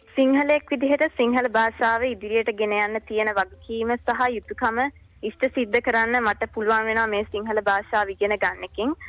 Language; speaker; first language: Sinhala; early bilingual, heritage; Sinhala